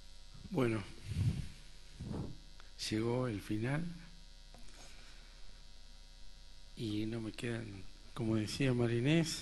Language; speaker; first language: Spanish; native; Spanish